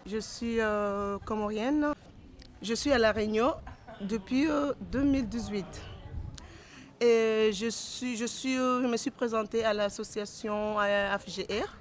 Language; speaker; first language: French; non-native, fluent; Comorian